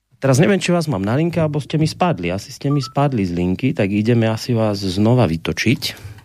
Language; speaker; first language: Slovak; native; Slovak